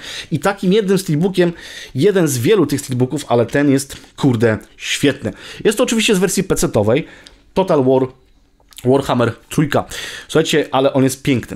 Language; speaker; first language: Polish; native; Polish